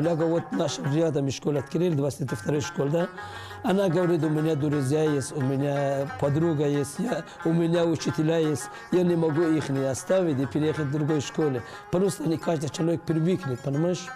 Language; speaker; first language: Russian; non-native, learner; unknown